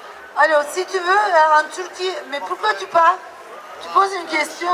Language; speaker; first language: French; non-native, fluent; Turkish